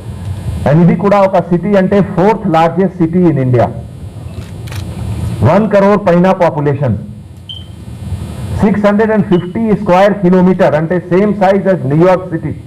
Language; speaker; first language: Telugu; non-native, fluent; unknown